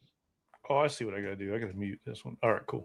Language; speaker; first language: English; native; English